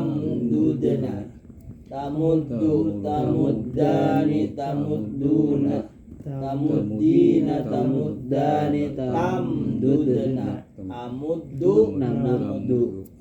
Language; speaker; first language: Arabic; non-native, fluent; Indonesian